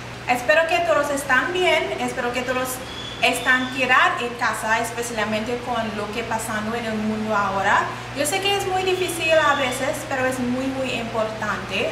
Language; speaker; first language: Spanish; non-native, learner; English